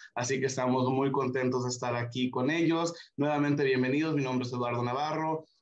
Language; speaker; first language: Spanish; early bilingual, heritage; Spanish